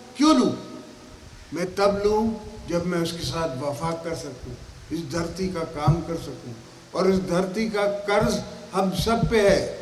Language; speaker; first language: Urdu; non-native, local second language; Saraiki